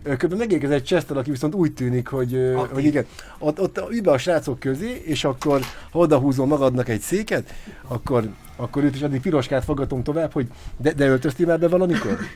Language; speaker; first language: Hungarian; native; Hungarian